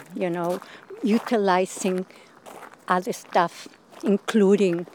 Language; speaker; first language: English; non-native, fluent; Spanish